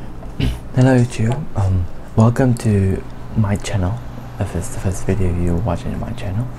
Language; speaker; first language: English; non-native, learner; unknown